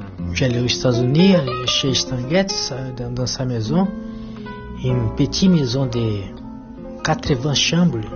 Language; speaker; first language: French; non-native, fluent; Portuguese